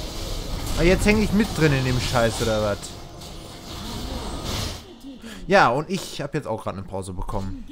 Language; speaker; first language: German; native; German